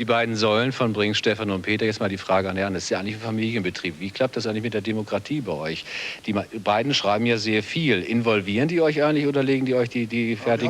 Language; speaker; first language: German; native; German